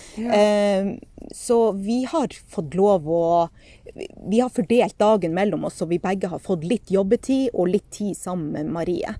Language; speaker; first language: Norwegian; native; Norwegian